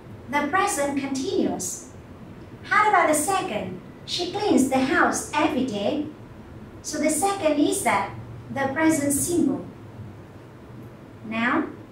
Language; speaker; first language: English; non-native, fluent; Vietnamese